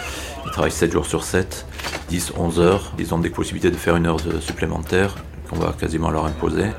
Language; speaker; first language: French; native; French